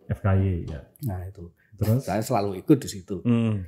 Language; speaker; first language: Indonesian; non-native, local second language; Javanese